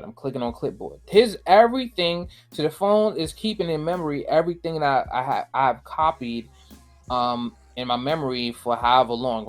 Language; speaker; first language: English; native; English